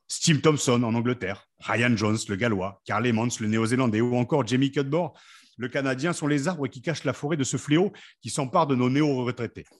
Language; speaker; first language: French; native; French